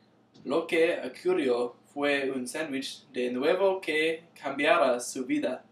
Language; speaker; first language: Spanish; non-native, learner; English